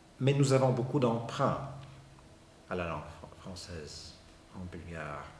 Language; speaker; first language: French; non-native, fluent; Bulgarian